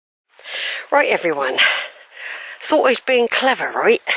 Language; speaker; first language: English; native; English